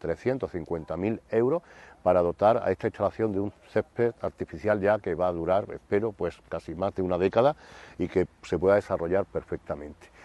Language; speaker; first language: Spanish; native; Spanish